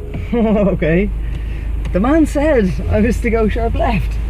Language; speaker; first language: English; native; English